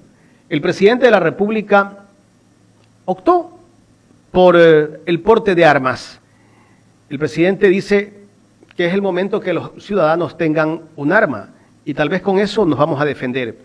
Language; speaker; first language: Spanish; native; Spanish